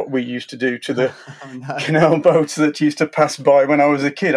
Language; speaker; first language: English; native; English